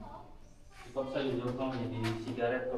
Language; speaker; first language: French; non-native, learner; Balinese